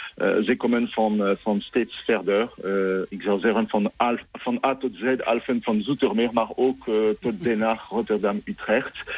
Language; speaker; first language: Dutch; non-native, fluent; French